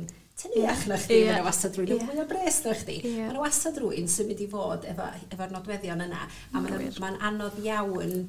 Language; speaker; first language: Welsh; native; Welsh